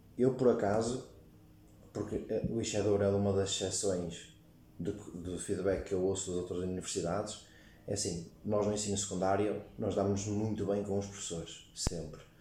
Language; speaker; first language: Portuguese; native; Portuguese